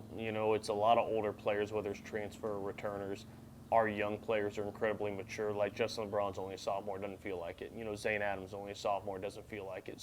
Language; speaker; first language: English; native; English